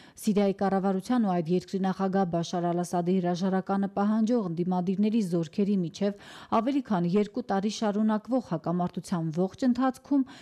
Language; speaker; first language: Armenian; native; Armenian